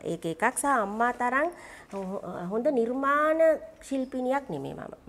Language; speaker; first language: Sinhala; native; Sinhala